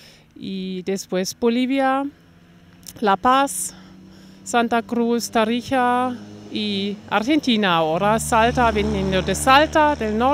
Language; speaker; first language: Spanish; non-native, learner; German